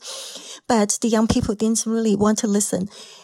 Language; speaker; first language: English; non-native, local second language; Cantonese